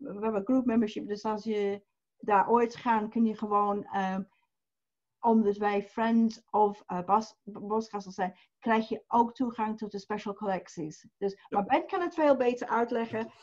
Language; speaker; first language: Dutch; non-native, fluent; English